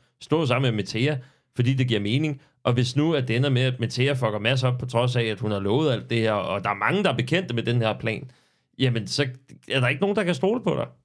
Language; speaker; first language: Danish; native; Danish